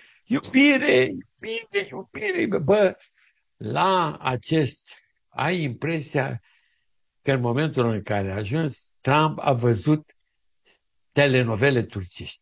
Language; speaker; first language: Romanian; native; Romanian